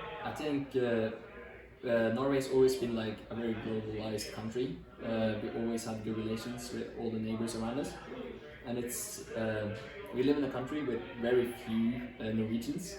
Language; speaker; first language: English; non-native, fluent; Norwegian